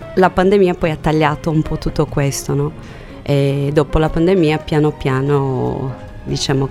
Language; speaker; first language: Italian; non-native, fluent; Portuguese